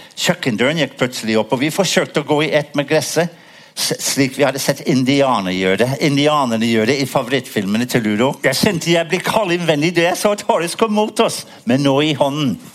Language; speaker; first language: Norwegian; non-native, fluent; English